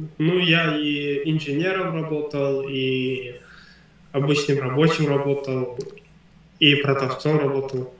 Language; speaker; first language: Russian; non-native, local second language; Tajik